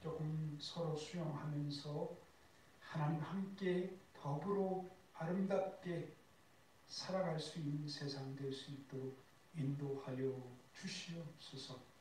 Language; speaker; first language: Korean; native; Korean